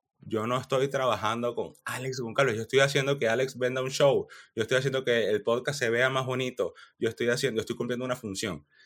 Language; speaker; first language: Spanish; native; Spanish